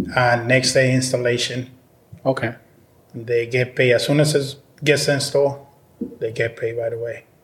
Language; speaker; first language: English; non-native, fluent; Spanish